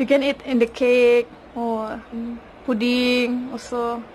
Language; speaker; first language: English; non-native, learner; Indonesian